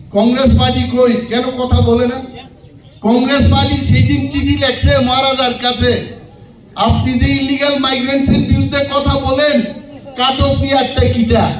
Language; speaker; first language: Bangla; non-native, local second language; Kok Borok